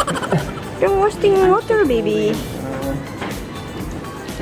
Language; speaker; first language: English; non-native, learner; Indonesian